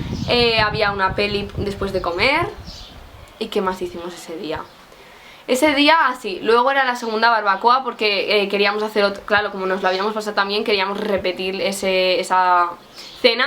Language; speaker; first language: Spanish; native; Spanish